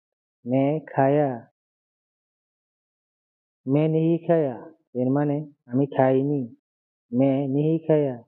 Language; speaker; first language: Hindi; non-native, learner; Bangla